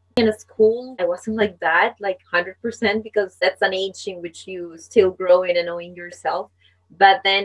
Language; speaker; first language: English; non-native, fluent; Spanish